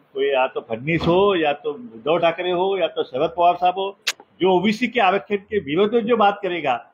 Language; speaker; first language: Hindi; non-native, local second language; Marathi